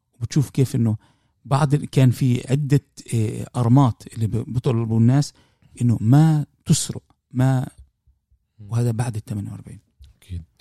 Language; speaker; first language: Arabic; native; Arabic